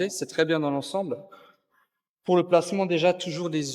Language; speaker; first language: French; native; French